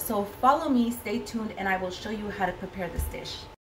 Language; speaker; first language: English; early bilingual, other home language; Spanish